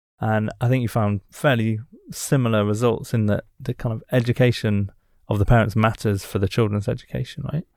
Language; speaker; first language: English; native; English